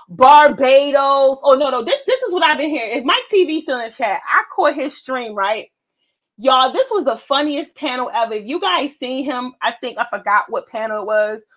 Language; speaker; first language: English; native; English